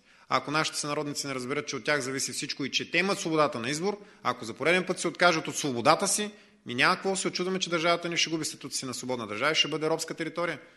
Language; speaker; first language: Bulgarian; native; Bulgarian